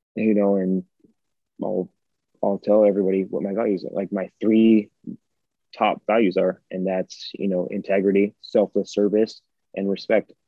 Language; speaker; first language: English; native; English